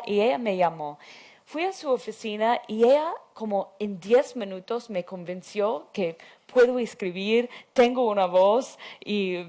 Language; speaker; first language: Spanish; non-native, fluent; English